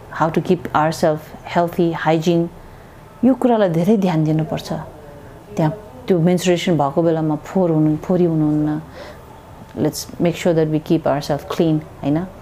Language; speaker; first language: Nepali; non-native, local second language; Tibetan